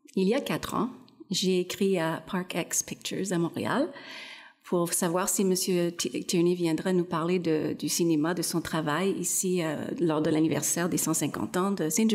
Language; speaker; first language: French; non-native, fluent; English